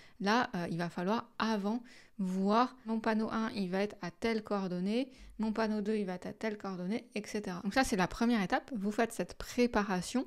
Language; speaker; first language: French; native; French